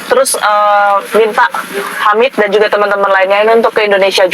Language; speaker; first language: Indonesian; native; Indonesian